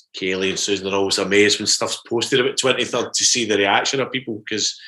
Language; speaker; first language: English; native; English